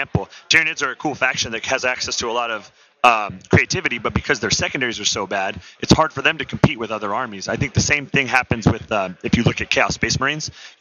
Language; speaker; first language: English; native; English